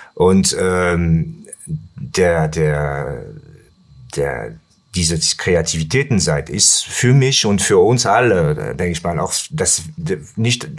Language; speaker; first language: German; non-native, learner; French